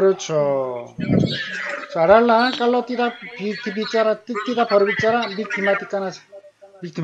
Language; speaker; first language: Indonesian; non-native, learner; Korean